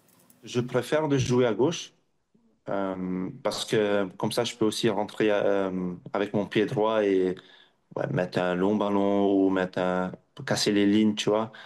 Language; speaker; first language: French; non-native, local second language; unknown